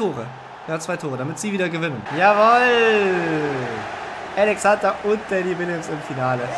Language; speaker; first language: German; native; German